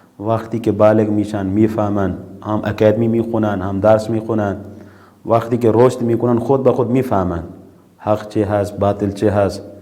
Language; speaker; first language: Persian; non-native, fluent; Urdu